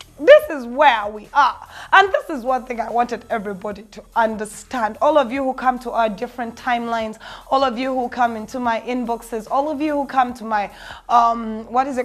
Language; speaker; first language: English; non-native, local second language; Ganda